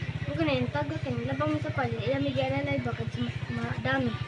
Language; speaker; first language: Filipino; non-native, local second language; Cebuano